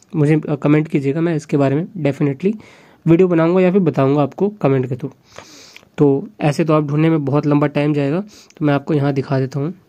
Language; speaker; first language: Hindi; native; Hindi